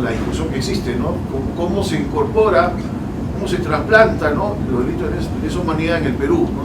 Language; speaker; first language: Spanish; native; Spanish